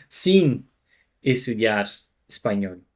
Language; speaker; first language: Spanish; non-native, fluent; Portuguese